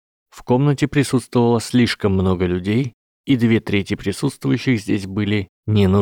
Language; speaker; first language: Russian; native; Russian